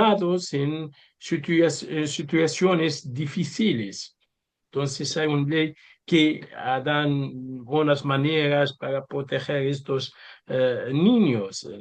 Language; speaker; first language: Spanish; non-native, learner; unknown